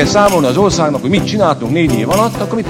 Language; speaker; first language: Hungarian; native; Hungarian